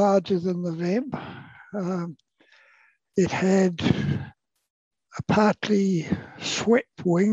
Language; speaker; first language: English; native; English